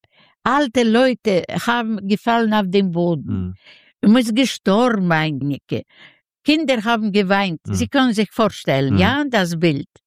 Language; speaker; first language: German; non-native, fluent; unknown